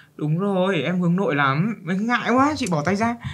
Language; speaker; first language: Vietnamese; native; Vietnamese